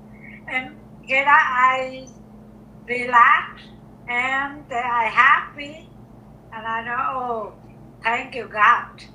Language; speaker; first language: English; non-native, learner; Vietnamese